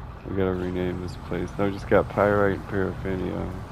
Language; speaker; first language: English; native; English